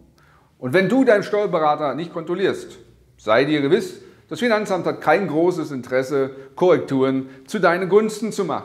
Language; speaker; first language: German; native; German